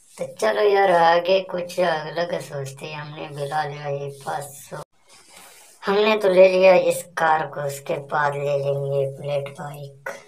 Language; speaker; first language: Hindi; non-native, local second language; Marathi